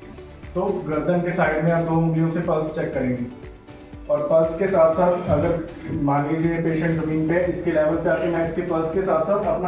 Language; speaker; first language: Hindi; native; Hindi